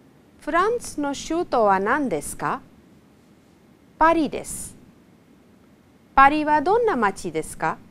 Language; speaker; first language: Japanese; non-native, fluent; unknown